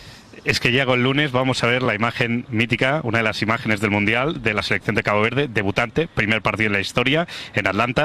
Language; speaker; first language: Spanish; native; Spanish